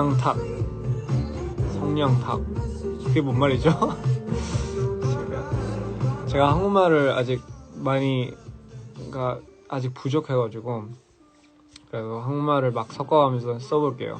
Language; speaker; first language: Korean; early bilingual, heritage; English